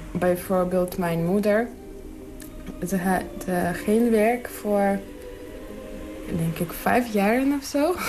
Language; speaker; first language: Dutch; non-native, learner; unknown